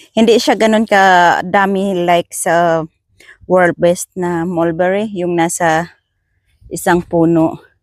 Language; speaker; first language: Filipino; non-native, local second language; Masbatenyo